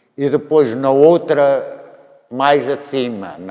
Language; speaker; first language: Portuguese; native; Portuguese